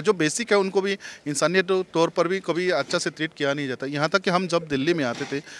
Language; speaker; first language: Hindi; non-native, local second language; Chakma